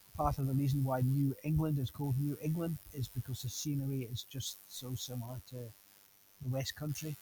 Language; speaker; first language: English; native; English